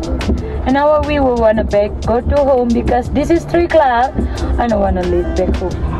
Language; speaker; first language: English; non-native, learner; Indonesian